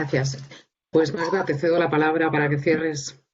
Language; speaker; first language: Spanish; native; Spanish